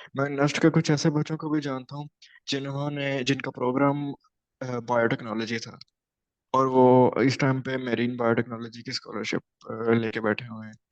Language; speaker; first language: Urdu; non-native, local second language; Punjabi